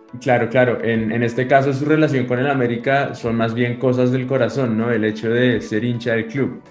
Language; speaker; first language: Spanish; native; Spanish